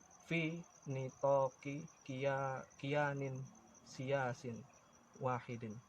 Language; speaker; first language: Arabic; non-native, learner; Indonesian